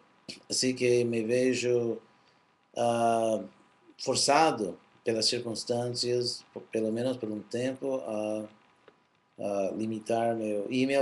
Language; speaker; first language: Portuguese; non-native, fluent; English